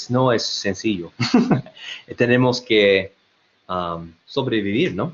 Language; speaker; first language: Spanish; non-native, learner; English